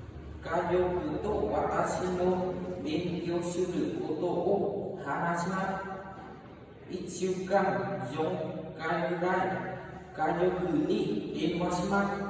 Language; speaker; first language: Japanese; non-native, learner; Vietnamese